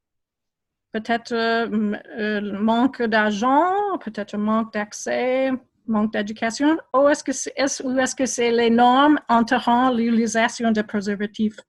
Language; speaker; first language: French; non-native, fluent; English